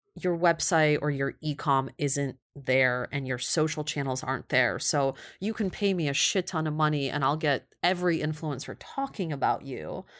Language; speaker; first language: English; early bilingual, other home language; Russian